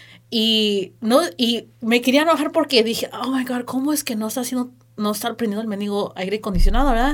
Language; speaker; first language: Spanish; early bilingual, heritage; Spanish